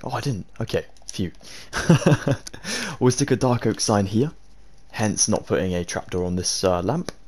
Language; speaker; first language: English; native; English